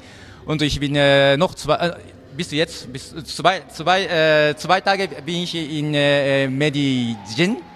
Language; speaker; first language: German; non-native, learner; Japanese